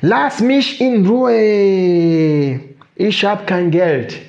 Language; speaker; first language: German; non-native, fluent; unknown